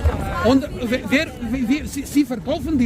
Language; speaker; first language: German; non-native, learner; Punjabi